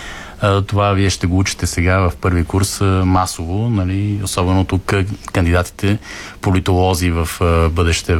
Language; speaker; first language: Bulgarian; native; Bulgarian